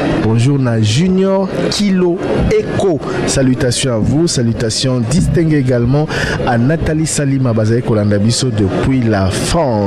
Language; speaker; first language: French; non-native, local second language; Lingala